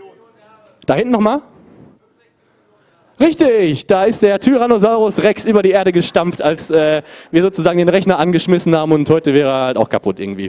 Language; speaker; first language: German; native; German